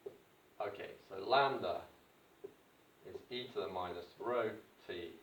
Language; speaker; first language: English; native; English